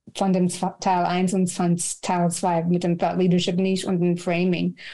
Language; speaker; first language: German; non-native, fluent; English